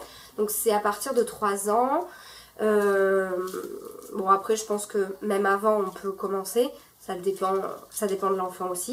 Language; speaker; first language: French; native; French